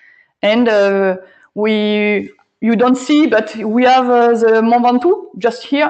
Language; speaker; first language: English; non-native, learner; French